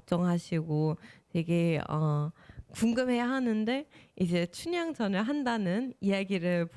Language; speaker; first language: Korean; non-native, fluent; German